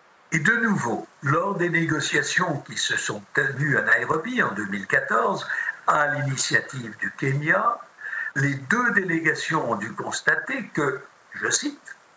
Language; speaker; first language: French; native; French